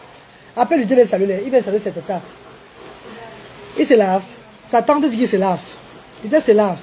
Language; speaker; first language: French; non-native, local second language; Lingala